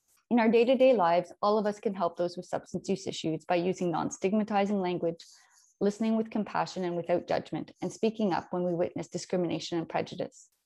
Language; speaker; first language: English; native; English